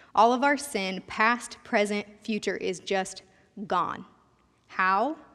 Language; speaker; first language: English; native; English